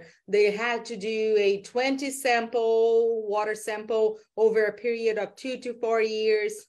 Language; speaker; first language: English; non-native, fluent; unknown